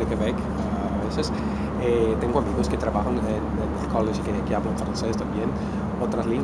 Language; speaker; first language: Spanish; non-native, fluent; Portuguese